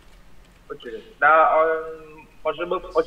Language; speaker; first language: Russian; non-native, learner; Vietnamese